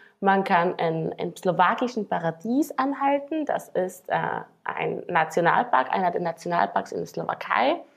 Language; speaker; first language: German; non-native, fluent; Slovak